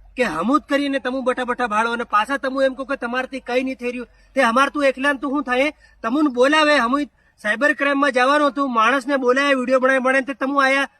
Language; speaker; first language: Gujarati; non-native, local second language; Bhili